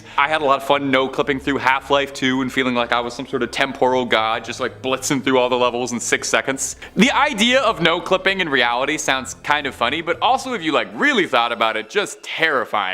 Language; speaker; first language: English; native; English